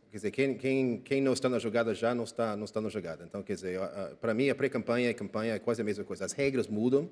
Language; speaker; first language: Portuguese; non-native, fluent; English